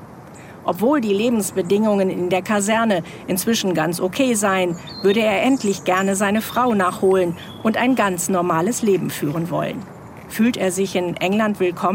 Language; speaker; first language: German; native; German